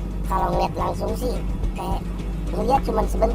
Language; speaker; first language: Indonesian; native; Indonesian